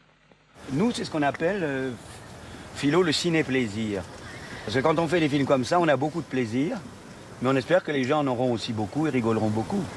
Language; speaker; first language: French; native; French